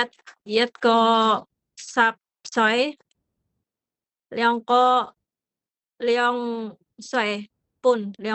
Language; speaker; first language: Cantonese; non-native, learner; Indonesian